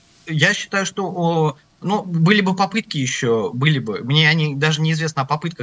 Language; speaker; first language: Russian; native; Russian